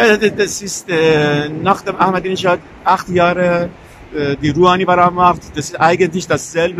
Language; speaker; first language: German; non-native, fluent; Persian